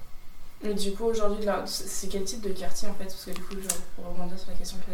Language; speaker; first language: French; native; French